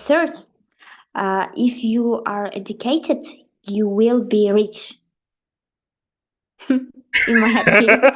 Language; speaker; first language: English; non-native, learner; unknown